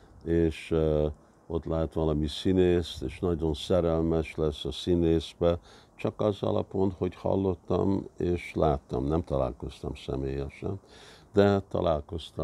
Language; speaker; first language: Hungarian; early bilingual, heritage; Hungarian